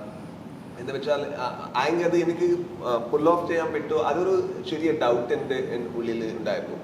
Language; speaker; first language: Malayalam; non-native, learner; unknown